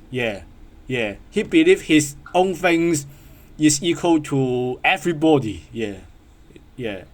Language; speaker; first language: English; non-native, learner; Cantonese